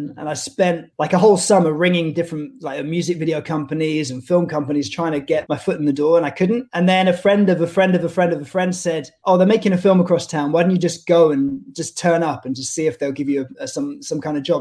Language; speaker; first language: English; native; English